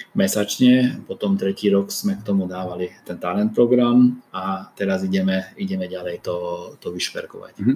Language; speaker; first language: Slovak; non-native, fluent; Hungarian